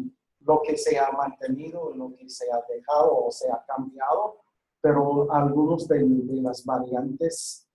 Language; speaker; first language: Spanish; non-native, fluent; English